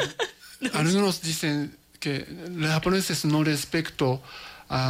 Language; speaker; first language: Spanish; non-native, learner; Japanese